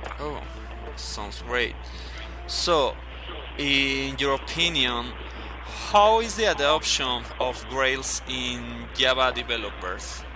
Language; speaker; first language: English; non-native, learner; Spanish